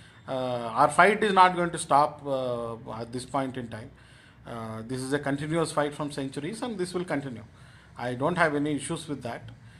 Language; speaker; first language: English; non-native, local second language; Telugu